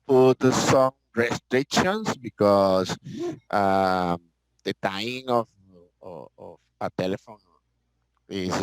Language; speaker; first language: English; non-native, learner; Spanish